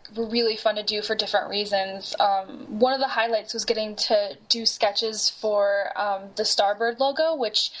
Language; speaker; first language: English; native; English